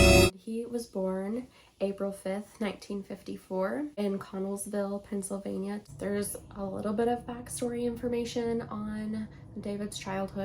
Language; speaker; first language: English; native; English